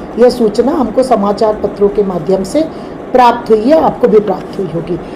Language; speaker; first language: Hindi; native; Hindi